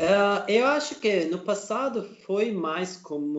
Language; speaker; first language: Portuguese; non-native, learner; Turkish